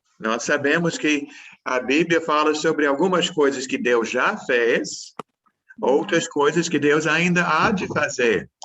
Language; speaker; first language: Portuguese; non-native, fluent; English